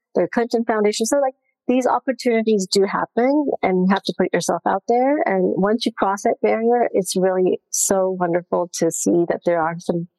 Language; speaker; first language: English; non-native, local second language; Gujarati